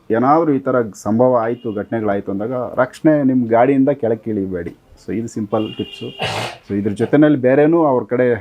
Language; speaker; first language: Kannada; native; Kannada